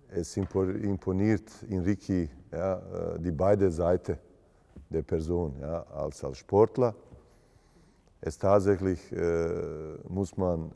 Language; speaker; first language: German; non-native, fluent; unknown